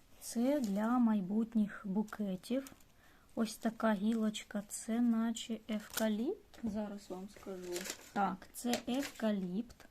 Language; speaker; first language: Ukrainian; non-native, local second language; Russian